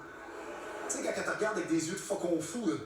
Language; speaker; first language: French; native; French